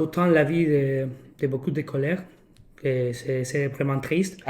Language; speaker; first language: French; non-native, fluent; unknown